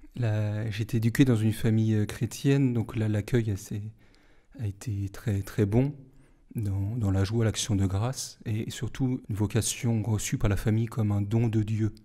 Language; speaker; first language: French; native; French